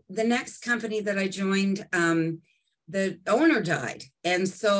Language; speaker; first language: English; native; English